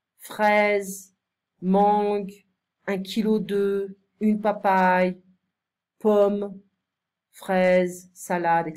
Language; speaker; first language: French; non-native, fluent; English